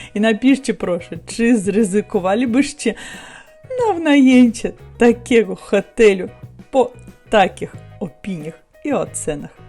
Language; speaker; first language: Polish; non-native, learner; Russian